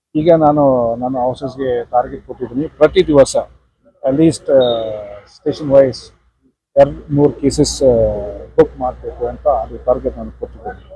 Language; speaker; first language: Kannada; non-native, learner; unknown